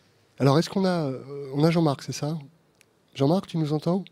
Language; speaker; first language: French; native; French